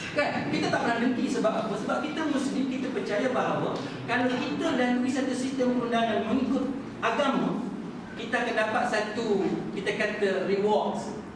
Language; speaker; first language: Malay; native; Malay